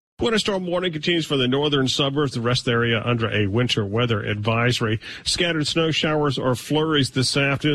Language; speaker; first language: English; native; English